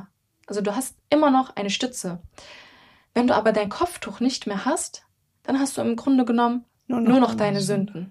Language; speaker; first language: German; early bilingual, other home language; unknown